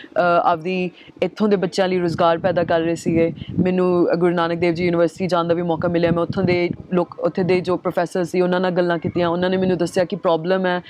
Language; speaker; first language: Punjabi; early bilingual, heritage; Punjabi